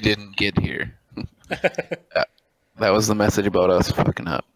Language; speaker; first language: English; native; English